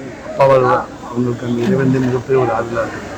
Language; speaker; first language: Tamil; native; Tamil